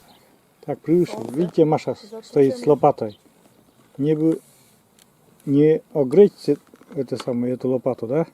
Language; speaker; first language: Russian; native; Russian